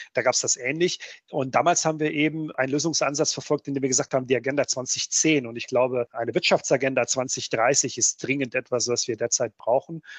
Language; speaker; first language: German; early bilingual, other home language; Bosnian